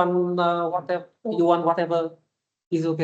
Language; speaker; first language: English; non-native, learner; Vietnamese